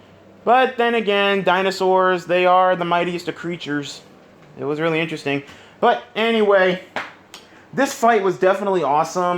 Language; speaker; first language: English; native; English